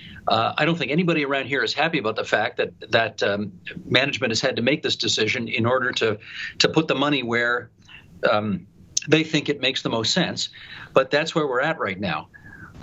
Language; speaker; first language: English; native; English